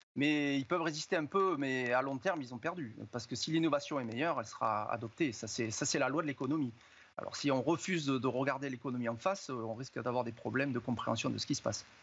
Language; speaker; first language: French; native; French